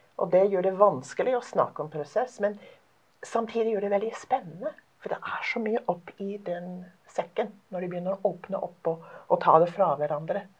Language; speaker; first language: Norwegian; non-native, fluent; English